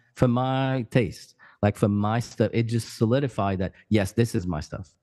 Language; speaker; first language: English; non-native, fluent; French